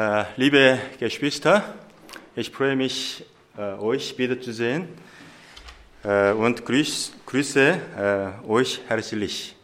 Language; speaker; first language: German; non-native, fluent; Korean